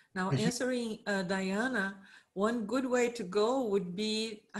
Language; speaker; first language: English; non-native, fluent; Portuguese